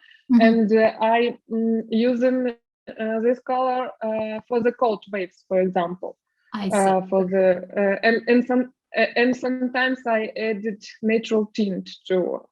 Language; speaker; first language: English; non-native, learner; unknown